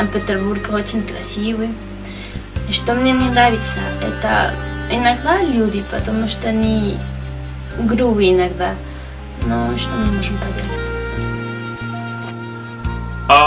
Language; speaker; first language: Russian; non-native, learner; Spanish